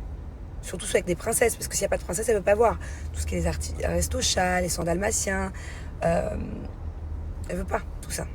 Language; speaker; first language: French; native; French